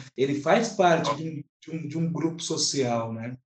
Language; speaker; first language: Portuguese; native; Portuguese